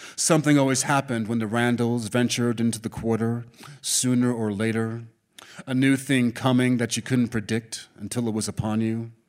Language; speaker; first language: English; native; English